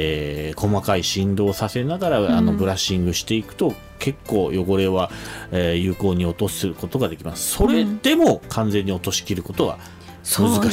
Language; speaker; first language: Japanese; native; Japanese